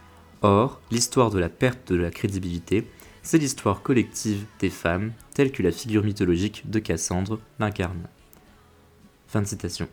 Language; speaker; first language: French; native; French